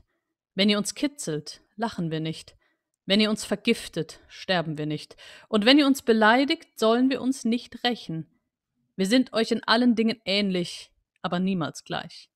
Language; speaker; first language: German; native; German